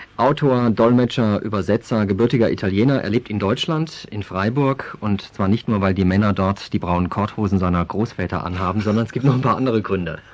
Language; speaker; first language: German; native; German